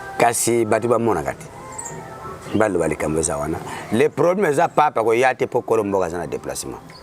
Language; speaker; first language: Lingala; non-native, local second language; Kongo